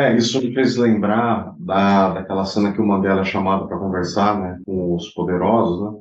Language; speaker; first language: Portuguese; native; Portuguese